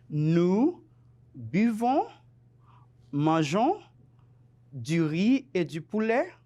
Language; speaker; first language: French; non-native, fluent; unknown